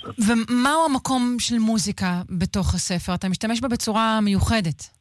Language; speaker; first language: Hebrew; native; Hebrew